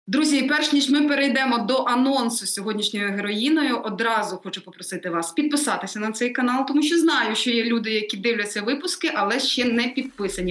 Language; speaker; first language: Ukrainian; native; Ukrainian